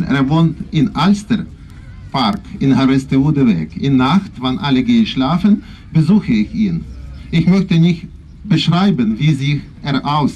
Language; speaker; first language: German; non-native, learner; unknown